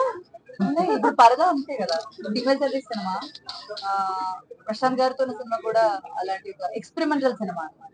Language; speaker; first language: Telugu; non-native, local second language; Malayalam